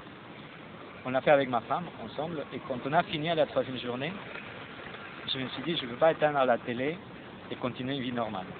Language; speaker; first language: French; non-native, fluent; Spanish